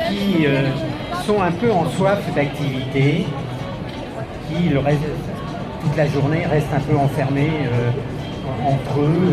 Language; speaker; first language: French; native; French